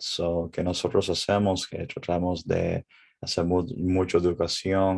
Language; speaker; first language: Spanish; early bilingual, heritage; English